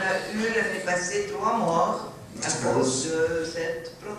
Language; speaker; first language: French; non-native, fluent; Arabic